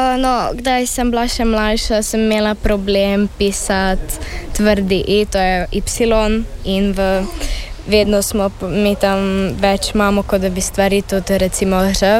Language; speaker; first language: Slovenian; early bilingual, heritage; Czech